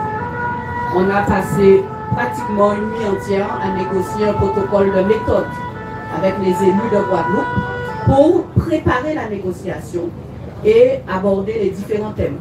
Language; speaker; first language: French; native; French